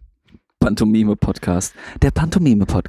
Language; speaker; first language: German; native; German